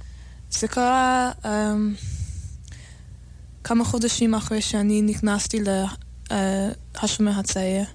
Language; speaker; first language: Hebrew; non-native, learner; English